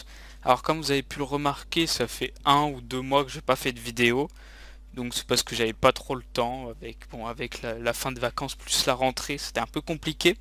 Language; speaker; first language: French; native; French